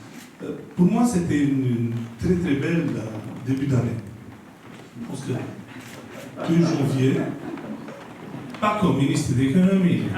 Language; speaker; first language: French; non-native, fluent; Romanian